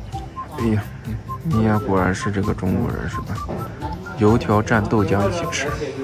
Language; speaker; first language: Chinese; native; Chinese